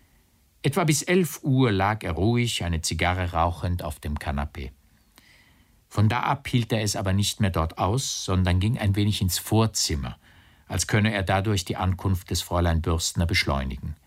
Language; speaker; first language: German; native; German